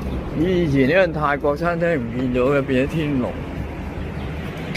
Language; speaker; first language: Cantonese; native; Cantonese